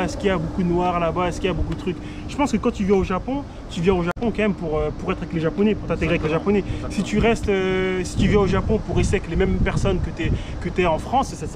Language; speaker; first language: French; native; French